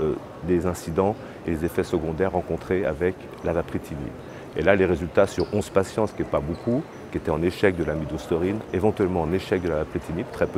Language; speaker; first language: French; native; French